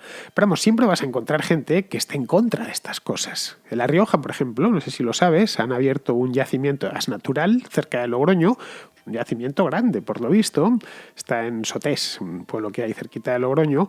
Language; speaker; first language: Spanish; native; Spanish